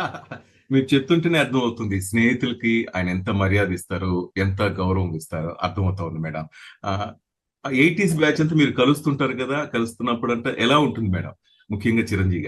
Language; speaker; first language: Telugu; native; Telugu